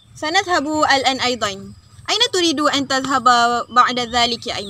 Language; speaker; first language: Arabic; non-native, learner; Malay